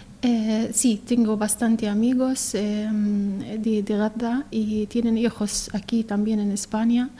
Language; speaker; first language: Spanish; non-native, learner; Arabic